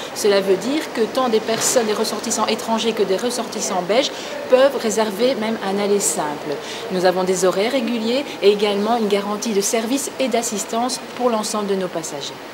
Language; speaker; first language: French; native; French